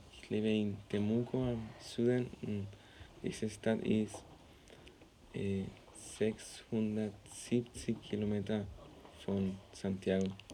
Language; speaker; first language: German; non-native, learner; Spanish